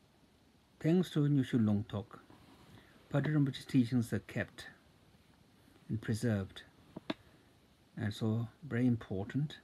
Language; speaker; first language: English; non-native, fluent; Tibetan